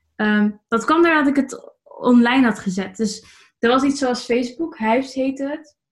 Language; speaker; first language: Dutch; native; Dutch